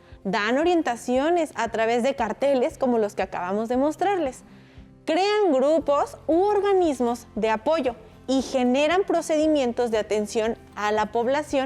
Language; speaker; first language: Spanish; native; Spanish